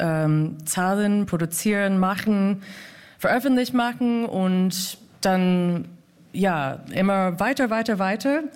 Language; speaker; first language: German; non-native, fluent; English